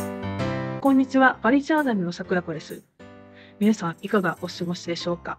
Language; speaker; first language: Japanese; native; Japanese